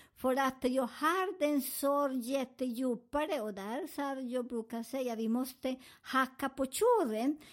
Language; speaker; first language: Swedish; non-native, fluent; Spanish